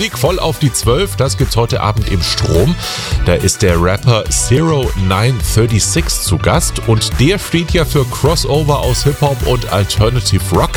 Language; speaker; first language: German; native; German